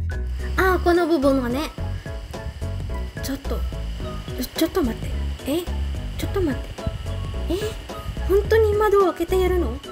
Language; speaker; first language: Japanese; non-native, learner; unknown